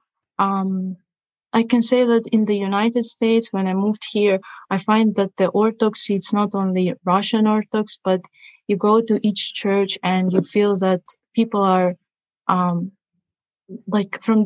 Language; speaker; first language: English; non-native, fluent; Russian